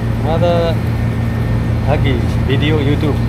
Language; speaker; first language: Arabic; non-native, learner; Nepali